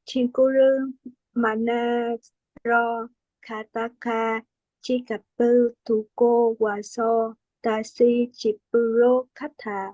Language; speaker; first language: Korean; non-native, learner; Vietnamese